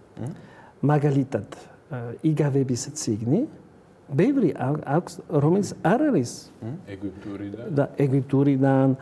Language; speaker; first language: Georgian; non-native, learner; French